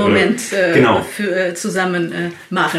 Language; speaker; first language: German; non-native, learner; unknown